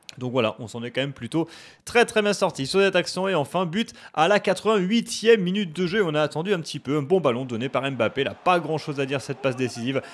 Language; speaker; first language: French; native; French